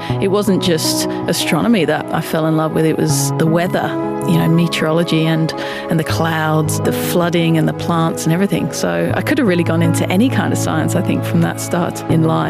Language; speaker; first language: English; native; English